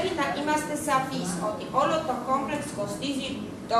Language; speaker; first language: Greek; non-native, learner; Russian